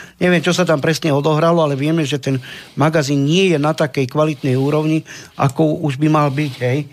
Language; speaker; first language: Slovak; non-native, local second language; Romany